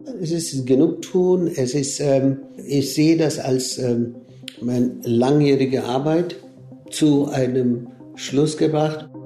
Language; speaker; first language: German; non-native, fluent; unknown